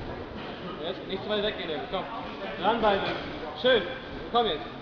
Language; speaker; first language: German; native; German